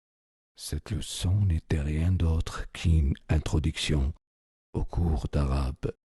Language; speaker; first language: French; non-native, local second language; Arabic